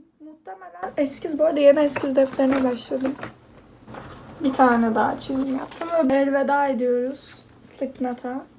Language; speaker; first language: Turkish; native; Turkish